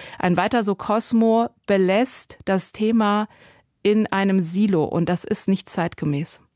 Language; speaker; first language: German; early bilingual, other home language; Persian